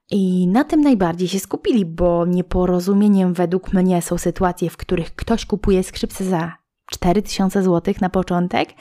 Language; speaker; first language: Polish; native; Polish